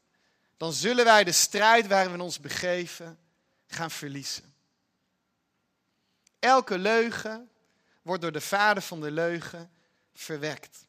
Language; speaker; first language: Dutch; native; Dutch